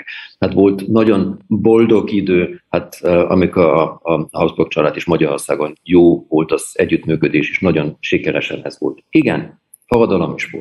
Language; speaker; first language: Hungarian; early bilingual, heritage; German